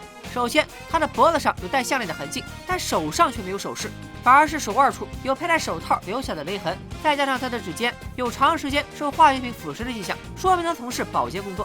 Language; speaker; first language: Chinese; native; Chinese